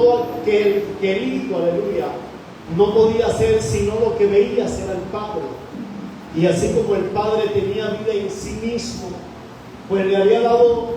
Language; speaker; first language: Spanish; native; Spanish